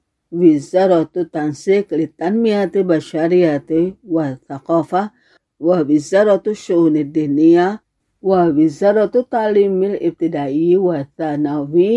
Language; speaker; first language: Arabic; non-native, fluent; Indonesian